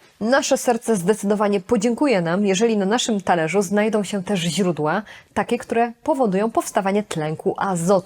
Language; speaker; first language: Polish; native; Polish